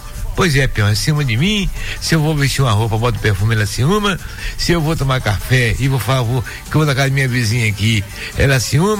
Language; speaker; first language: Portuguese; native; Portuguese